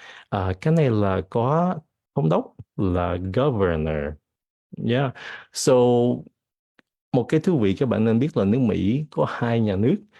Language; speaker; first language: Vietnamese; early bilingual, heritage; Vietnamese